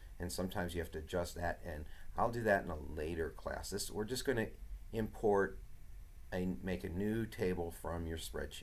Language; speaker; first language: English; native; English